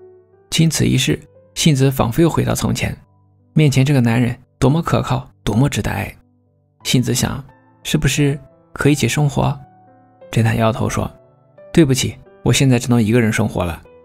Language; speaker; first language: Chinese; native; Chinese